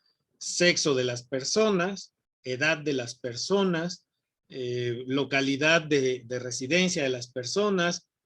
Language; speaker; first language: Spanish; native; Spanish